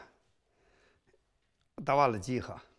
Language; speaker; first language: Russian; non-native, learner; Chinese